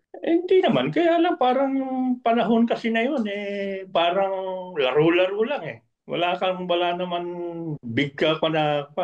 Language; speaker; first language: Filipino; non-native, local second language; Bikol